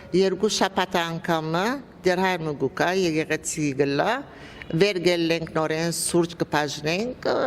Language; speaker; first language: Armenian; native; Armenian